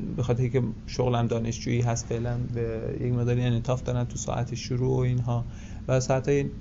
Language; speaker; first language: Persian; native; Persian